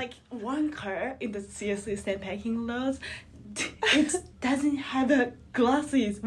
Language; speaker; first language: English; non-native, learner; Japanese